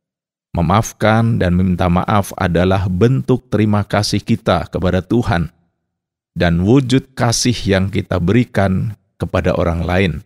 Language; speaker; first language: Indonesian; native; Indonesian